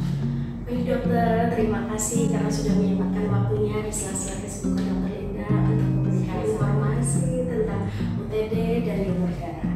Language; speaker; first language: Indonesian; native; Indonesian